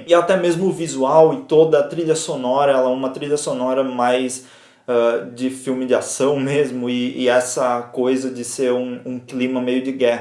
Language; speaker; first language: Portuguese; native; Portuguese